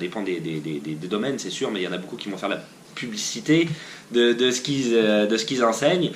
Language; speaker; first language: French; native; French